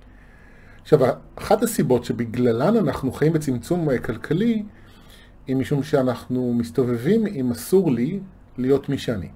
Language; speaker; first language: Hebrew; native; Hebrew